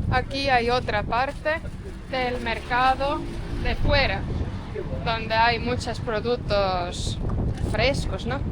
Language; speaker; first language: Spanish; non-native, fluent; Estonian